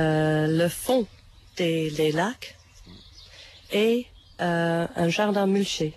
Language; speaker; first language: French; non-native, fluent; English